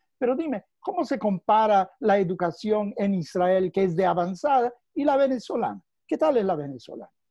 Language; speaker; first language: Spanish; native; Spanish